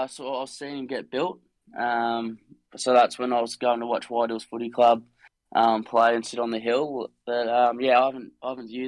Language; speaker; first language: English; native; English